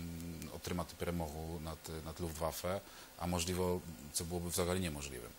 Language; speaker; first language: Ukrainian; non-native, fluent; Polish